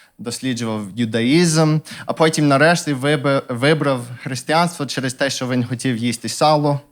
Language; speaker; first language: Ukrainian; non-native, fluent; English